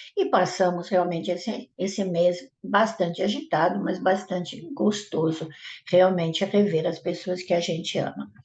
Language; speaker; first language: Portuguese; non-native, fluent; Italian